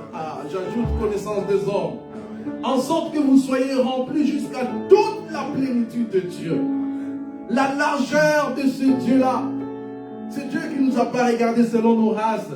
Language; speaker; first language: French; non-native, local second language; Lingala